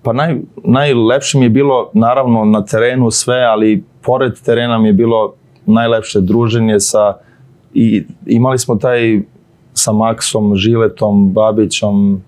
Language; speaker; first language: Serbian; early bilingual, heritage; Serbian